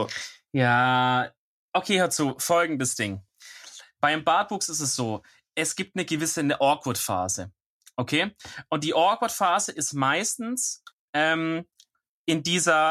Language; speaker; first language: German; native; German